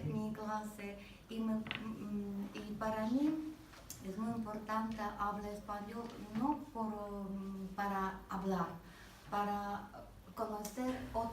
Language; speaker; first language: Spanish; non-native, learner; Latvian